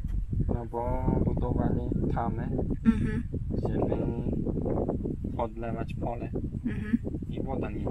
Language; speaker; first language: Polish; non-native, learner; Turkish